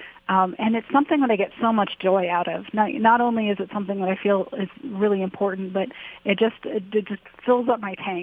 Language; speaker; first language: English; native; English